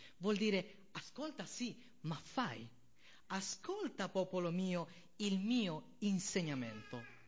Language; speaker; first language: Italian; non-native, fluent; Spanish